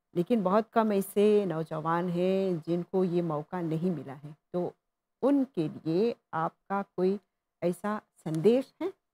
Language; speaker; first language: Hindi; non-native, local second language; Morisyen